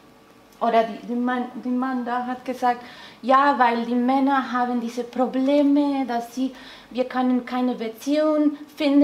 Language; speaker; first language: German; non-native, learner; Spanish